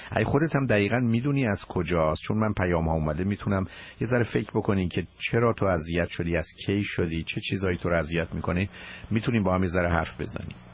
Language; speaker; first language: Persian; native; Persian